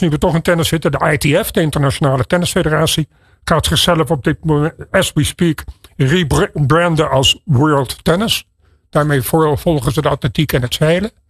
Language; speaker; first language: Dutch; native; Dutch